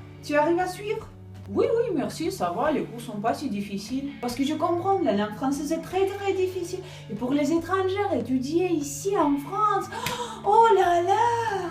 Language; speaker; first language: French; non-native, fluent; Ukrainian